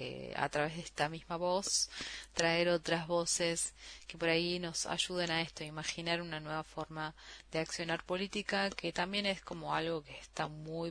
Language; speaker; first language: Spanish; native; Spanish